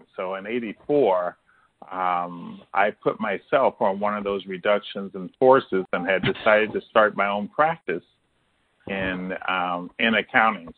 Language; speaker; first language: English; native; English